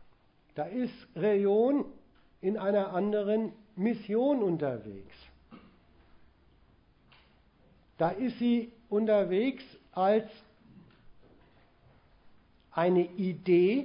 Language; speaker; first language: German; native; German